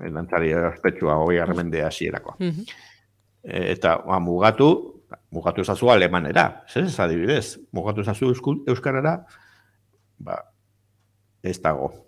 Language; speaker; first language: Basque; native; Basque